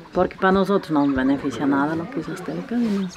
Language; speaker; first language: Spanish; native; Spanish